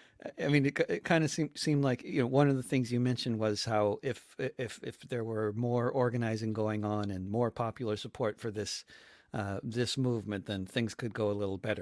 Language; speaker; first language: English; native; English